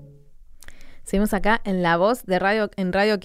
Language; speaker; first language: Spanish; native; Spanish